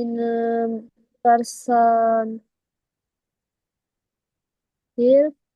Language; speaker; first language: German; non-native, learner; Indonesian